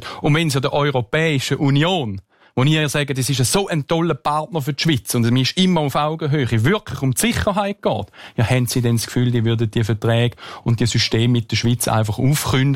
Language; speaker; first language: German; native; German